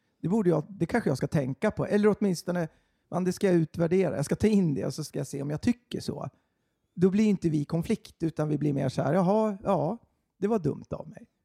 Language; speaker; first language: Swedish; native; Swedish